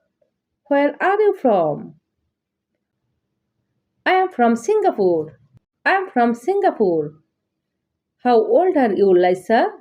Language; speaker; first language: English; non-native, learner; Bangla